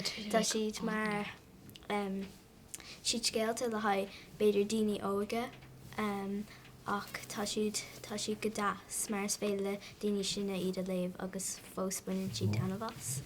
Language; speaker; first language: Irish; non-native, local second language; English